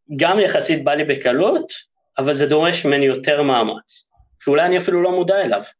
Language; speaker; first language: Hebrew; native; Hebrew